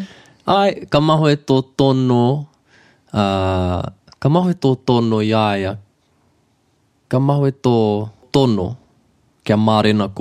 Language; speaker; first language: Māori; non-native, local second language; English